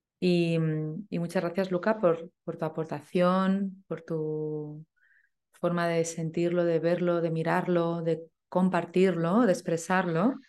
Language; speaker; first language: Spanish; native; Spanish